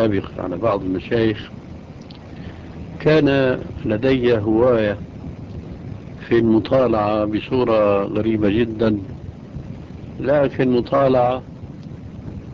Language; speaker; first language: Arabic; early bilingual, other home language; Albanian